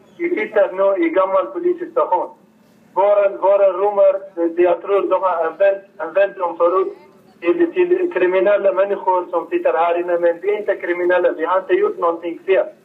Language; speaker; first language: Swedish; non-native, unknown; Arabic